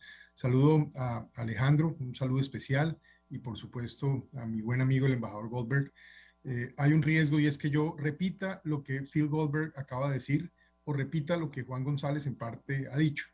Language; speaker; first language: Spanish; native; Spanish